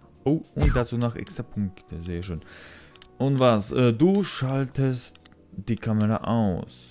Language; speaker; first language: German; non-native, learner; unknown